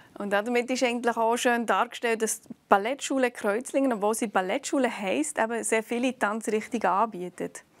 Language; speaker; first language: German; native; German